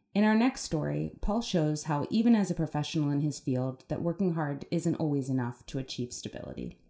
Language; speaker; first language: English; native; English